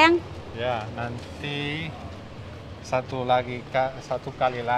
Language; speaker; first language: Indonesian; non-native, learner; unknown